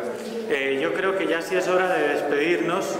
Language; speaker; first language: Spanish; native; Spanish